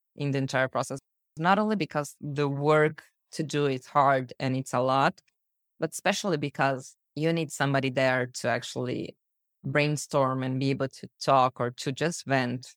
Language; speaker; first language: English; early bilingual, other home language; Portuguese